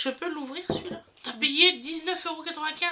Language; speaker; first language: French; native; French